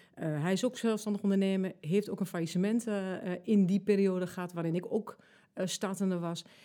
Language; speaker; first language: Dutch; early bilingual, other home language; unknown